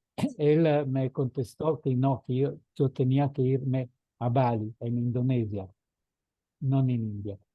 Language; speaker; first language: Spanish; non-native, fluent; Italian